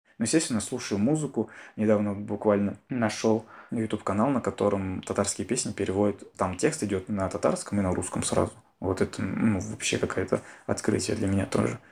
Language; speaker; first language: Russian; native; Russian